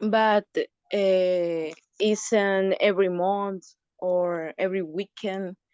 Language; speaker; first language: English; non-native, learner; Spanish